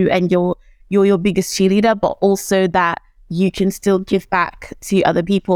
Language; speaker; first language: English; early bilingual, other home language; Shona